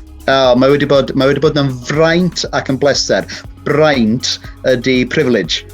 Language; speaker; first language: Welsh; native; Welsh